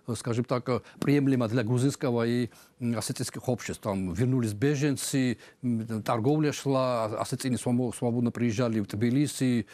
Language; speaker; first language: Russian; non-native, local second language; Georgian